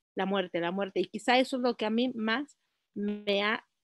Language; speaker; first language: Spanish; native; Spanish